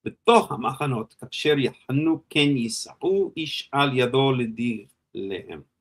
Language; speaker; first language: Hebrew; non-native, fluent; English